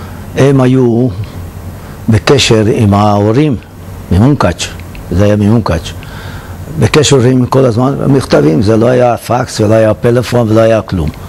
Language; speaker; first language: Hebrew; non-native, fluent; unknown